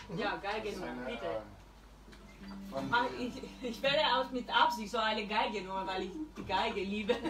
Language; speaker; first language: German; non-native, learner; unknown